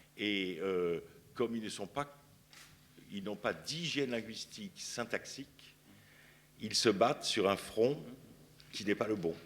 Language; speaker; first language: French; native; French